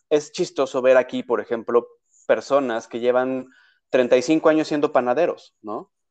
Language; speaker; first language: Spanish; native; Spanish